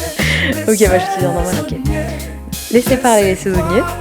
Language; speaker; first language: French; native; French